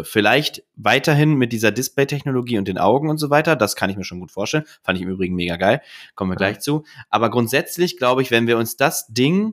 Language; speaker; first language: German; native; German